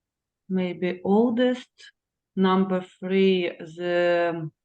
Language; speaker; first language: English; non-native, learner; Russian